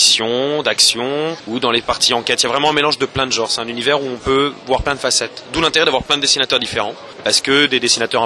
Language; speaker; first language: French; native; French